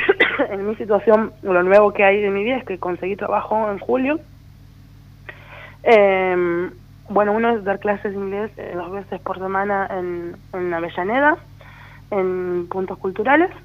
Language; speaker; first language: Spanish; native; Spanish